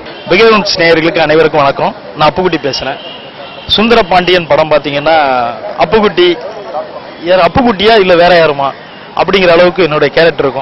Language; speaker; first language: Tamil; native; Tamil